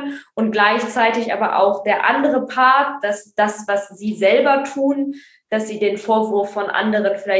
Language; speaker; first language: German; native; German